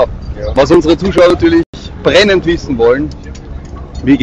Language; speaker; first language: German; native; German